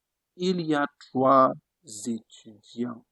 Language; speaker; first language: French; non-native, fluent; Italian